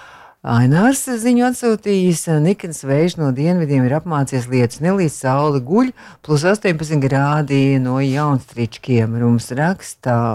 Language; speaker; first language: Latvian; native; Latvian